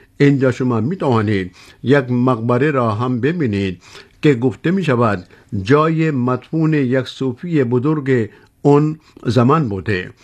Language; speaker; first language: Persian; non-native, fluent; Urdu